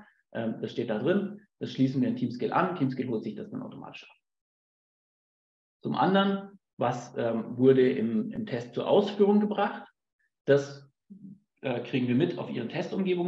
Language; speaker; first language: German; native; German